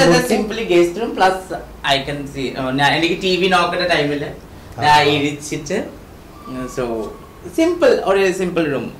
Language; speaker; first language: Malayalam; non-native, learner; Assamese